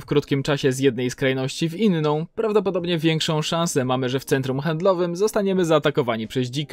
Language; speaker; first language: Polish; native; Polish